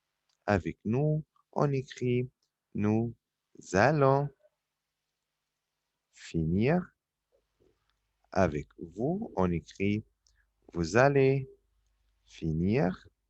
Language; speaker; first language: French; non-native, fluent; Arabic